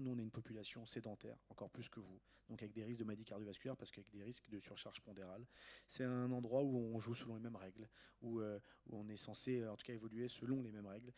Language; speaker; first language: French; native; French